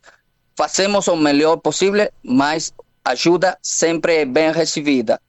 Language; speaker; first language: Portuguese; non-native, fluent; Spanish